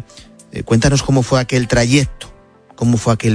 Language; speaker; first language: Spanish; native; Spanish